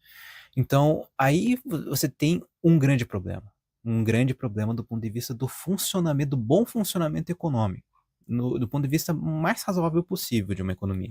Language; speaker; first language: Portuguese; native; Portuguese